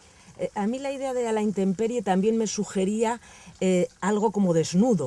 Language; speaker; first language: Spanish; native; Spanish